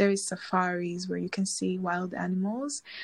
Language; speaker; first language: English; non-native, local second language; Swahili